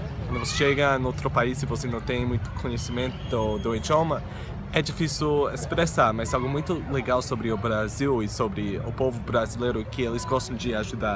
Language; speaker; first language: Portuguese; non-native, fluent; English